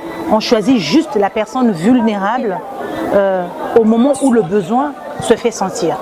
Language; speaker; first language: French; non-native, local second language; Lingala